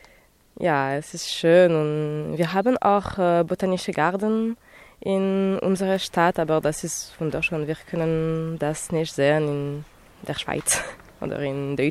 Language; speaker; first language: German; non-native, local second language; French